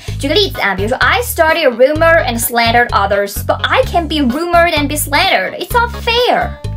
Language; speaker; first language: English; non-native, fluent; Chinese